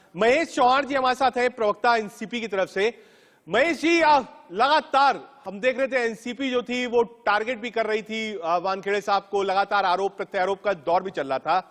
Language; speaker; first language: Hindi; native; Hindi